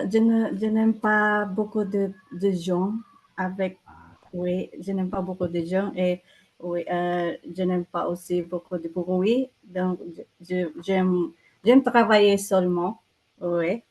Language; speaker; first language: French; non-native, learner; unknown